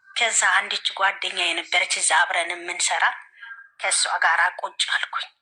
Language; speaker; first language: Amharic; native; Amharic